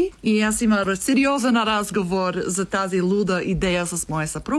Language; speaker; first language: Bulgarian; non-native, learner; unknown